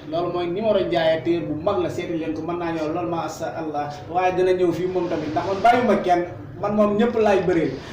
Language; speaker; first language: Wolof; native; Wolof